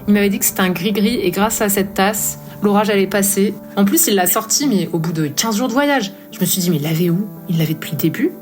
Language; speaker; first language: French; native; French